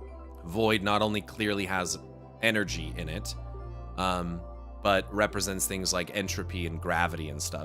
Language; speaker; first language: English; native; English